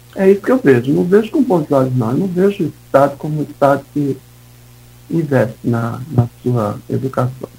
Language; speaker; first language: Portuguese; native; Portuguese